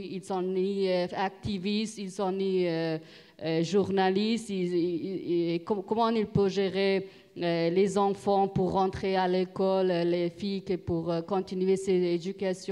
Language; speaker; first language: French; non-native, learner; Persian